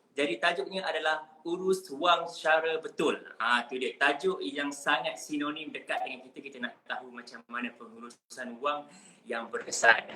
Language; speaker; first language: Malay; native; Malay